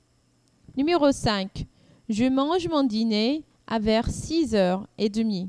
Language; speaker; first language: French; non-native, learner; English